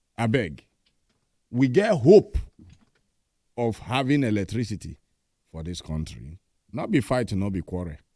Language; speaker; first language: Nigerian Pidgin; native; Nigerian Pidgin